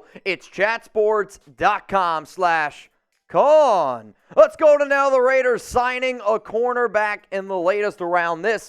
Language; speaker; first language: English; native; English